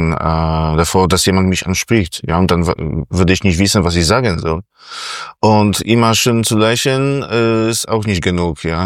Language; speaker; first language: German; non-native, fluent; Polish